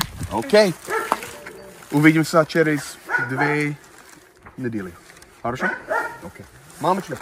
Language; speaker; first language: Russian; non-native, learner; English